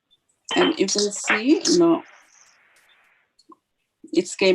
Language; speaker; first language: English; non-native, fluent; Bangla